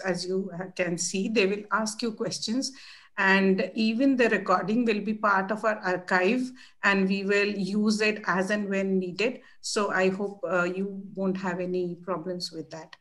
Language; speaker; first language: English; non-native, local second language; Odia